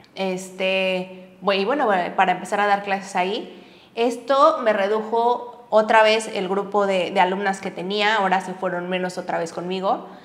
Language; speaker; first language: Spanish; native; Spanish